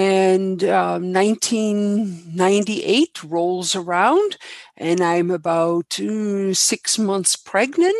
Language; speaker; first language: English; non-native, fluent; Dutch